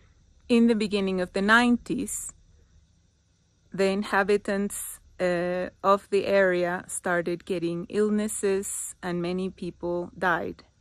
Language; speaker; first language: English; non-native, fluent; Spanish